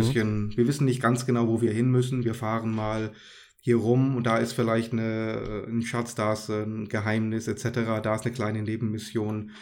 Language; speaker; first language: German; native; German